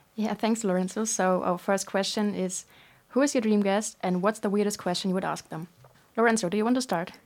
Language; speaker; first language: English; non-native, fluent; German